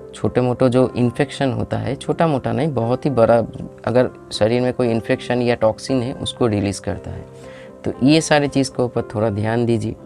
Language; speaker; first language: Hindi; non-native, local second language; Bangla